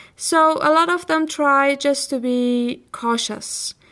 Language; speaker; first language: English; non-native, fluent; Persian